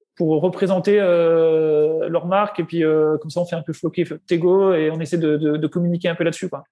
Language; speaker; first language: French; native; French